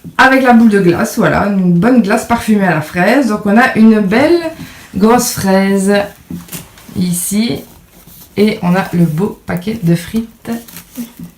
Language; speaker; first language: French; native; French